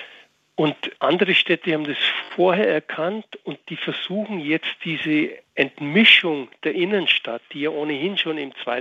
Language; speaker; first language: German; native; German